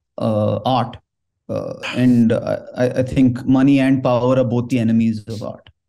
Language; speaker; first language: English; non-native, local second language; Hindi